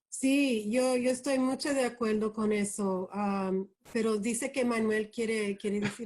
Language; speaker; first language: Spanish; early bilingual, heritage; Spanish